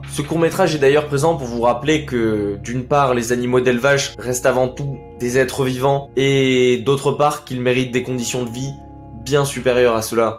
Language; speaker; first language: French; native; French